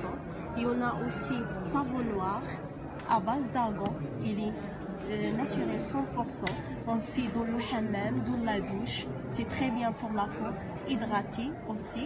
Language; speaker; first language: French; non-native, local second language; Arabic